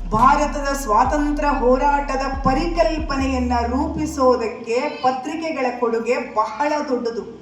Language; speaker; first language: Kannada; native; Kannada